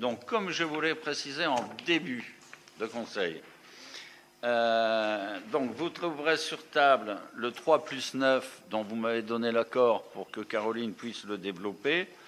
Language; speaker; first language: French; native; French